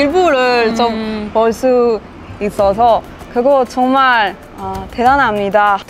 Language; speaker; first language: Korean; non-native, fluent; French